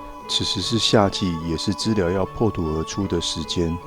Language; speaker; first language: Chinese; native; Chinese